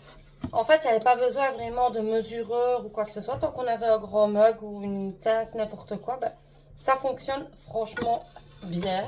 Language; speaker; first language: French; native; French